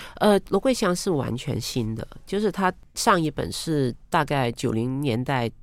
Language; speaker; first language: Chinese; non-native, local second language; Cantonese